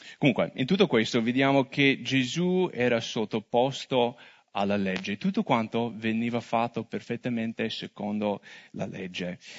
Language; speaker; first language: Italian; non-native, fluent; English